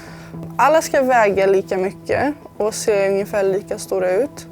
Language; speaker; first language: Swedish; early bilingual, other home language; Serbian